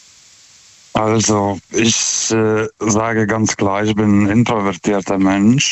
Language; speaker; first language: German; non-native, fluent; Lithuanian